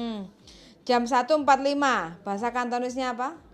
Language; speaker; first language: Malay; non-native, local second language; Javanese